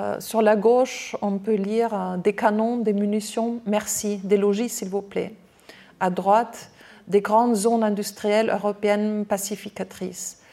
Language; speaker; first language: French; non-native, fluent; German